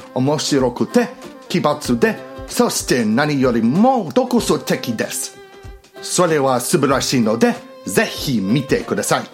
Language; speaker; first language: Japanese; non-native, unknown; English